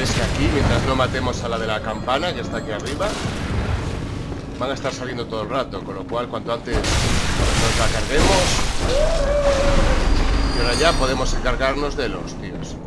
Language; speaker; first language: Spanish; native; Spanish